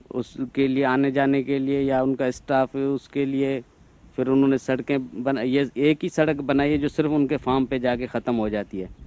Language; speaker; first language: Urdu; non-native, local second language; Sindhi